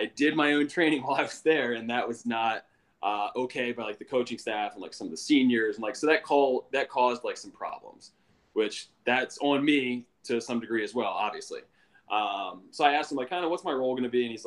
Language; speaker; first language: English; native; English